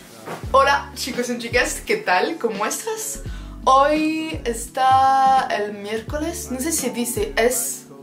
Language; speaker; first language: Spanish; non-native, learner; French